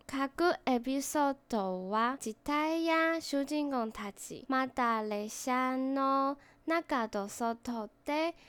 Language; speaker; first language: Japanese; non-native, learner; Chinese